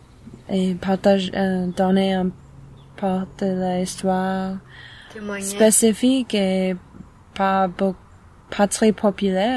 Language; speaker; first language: French; non-native, learner; English